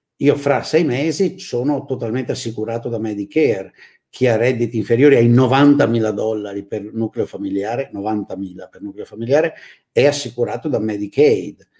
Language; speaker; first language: Italian; native; Italian